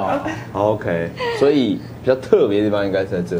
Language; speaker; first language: Chinese; native; Chinese